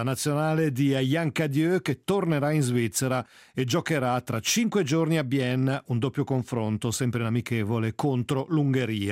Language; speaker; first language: Italian; native; Italian